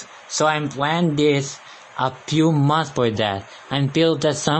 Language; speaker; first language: English; non-native, local second language; Filipino